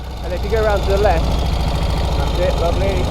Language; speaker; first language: English; native; English